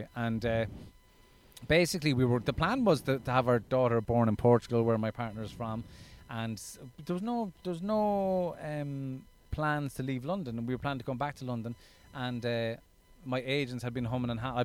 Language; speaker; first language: English; native; English